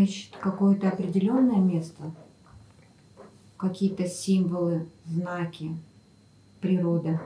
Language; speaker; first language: Russian; native; Russian